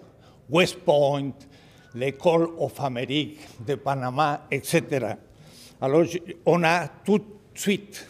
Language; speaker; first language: French; non-native, fluent; Spanish